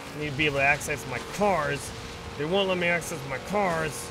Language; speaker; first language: English; native; English